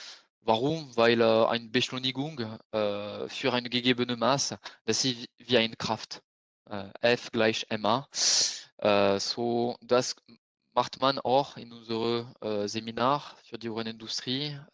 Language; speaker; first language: German; non-native, fluent; French